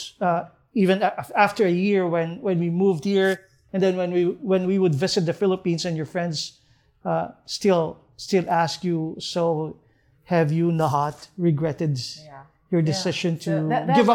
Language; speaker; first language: English; non-native, local second language; Hiligaynon